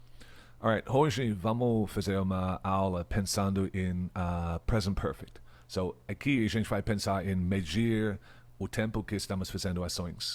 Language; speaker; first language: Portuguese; non-native, fluent; English